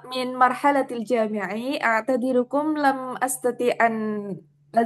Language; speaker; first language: Arabic; non-native, learner; Indonesian